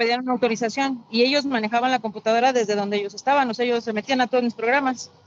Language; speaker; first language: Spanish; native; Spanish